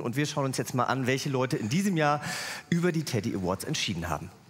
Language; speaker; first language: German; native; German